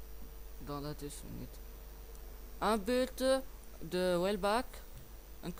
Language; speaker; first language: French; non-native, learner; English